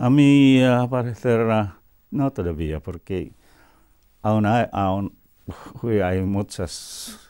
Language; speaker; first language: Spanish; non-native, fluent; Cebuano